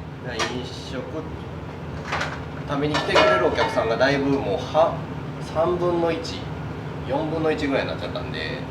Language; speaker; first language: Japanese; native; Japanese